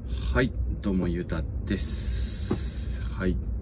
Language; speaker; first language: Japanese; native; Japanese